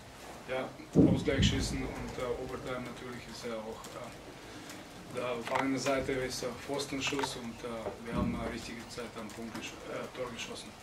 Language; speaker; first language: German; non-native, fluent; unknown